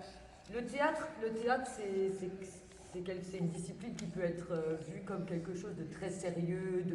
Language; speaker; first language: French; native; French